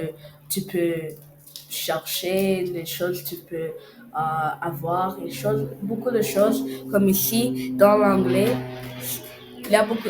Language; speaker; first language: French; non-native, learner; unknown